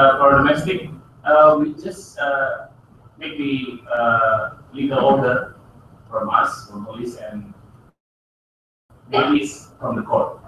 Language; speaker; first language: English; non-native, learner; Indonesian